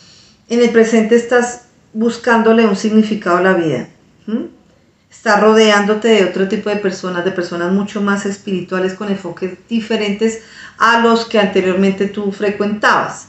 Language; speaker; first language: Spanish; native; Spanish